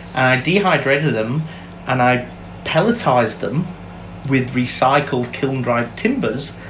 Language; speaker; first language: English; native; English